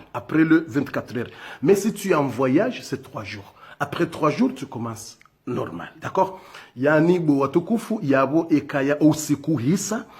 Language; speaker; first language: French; non-native, local second language; Comorian